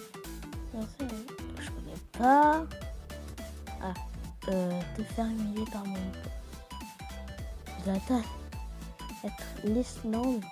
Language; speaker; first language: French; native; French